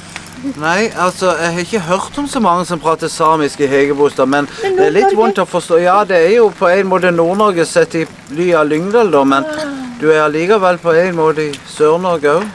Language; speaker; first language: Norwegian; native; Norwegian